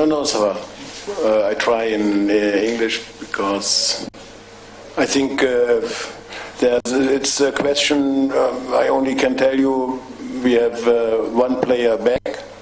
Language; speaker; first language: English; non-native, fluent; German